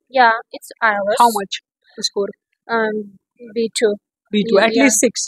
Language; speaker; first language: English; non-native, learner; Kazakh